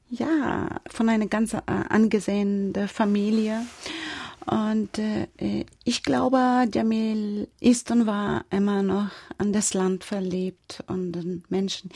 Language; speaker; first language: German; non-native, fluent; Persian